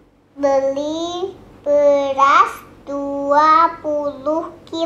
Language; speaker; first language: Indonesian; native; Indonesian